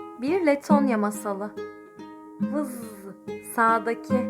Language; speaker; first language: Turkish; native; Turkish